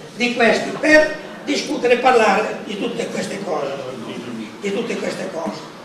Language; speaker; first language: Italian; native; Italian